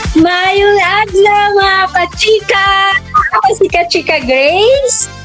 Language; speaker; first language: Cebuano; native; Cebuano